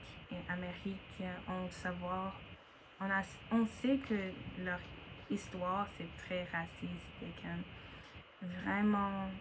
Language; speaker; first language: French; non-native, learner; English